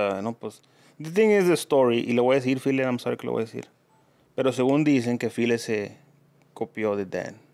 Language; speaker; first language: Spanish; early bilingual, heritage; Spanish